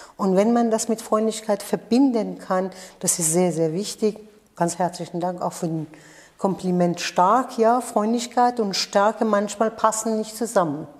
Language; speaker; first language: German; non-native, fluent; Persian